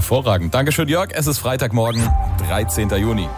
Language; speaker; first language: German; native; German